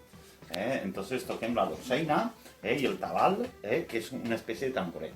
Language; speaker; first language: Catalan; native; Catalan